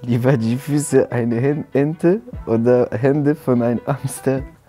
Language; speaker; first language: German; non-native, learner; French